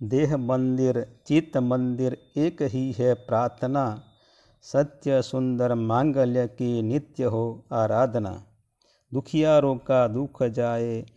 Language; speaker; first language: Hindi; non-native, local second language; Gujarati